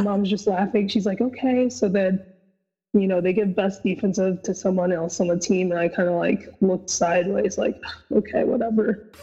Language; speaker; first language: English; native; English